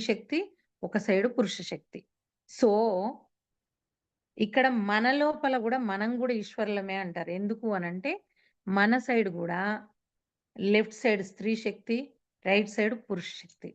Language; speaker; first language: Telugu; native; Telugu